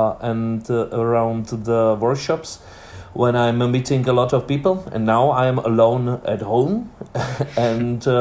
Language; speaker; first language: English; non-native, learner; Czech